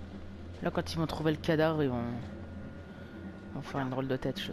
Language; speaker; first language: French; native; French